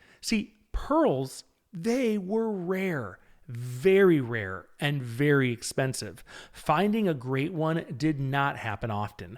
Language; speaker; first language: English; native; English